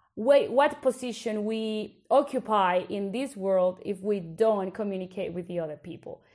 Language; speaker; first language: English; non-native, fluent; Spanish